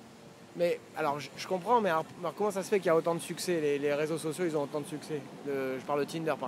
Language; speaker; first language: French; native; French